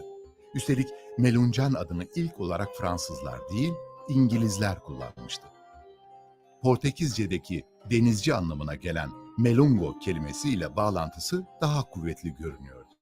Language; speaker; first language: Turkish; native; Turkish